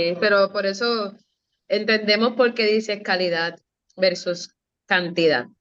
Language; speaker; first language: Spanish; native; Spanish